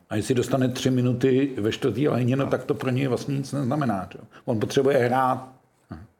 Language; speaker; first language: Czech; native; Czech